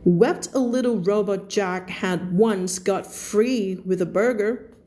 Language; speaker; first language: English; non-native, fluent; Thai